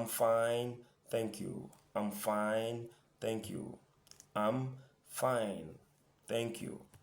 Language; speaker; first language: English; non-native, fluent; French